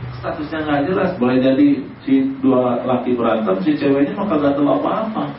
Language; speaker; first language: Indonesian; non-native, local second language; Sundanese